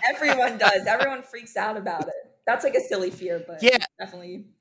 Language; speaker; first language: English; native; English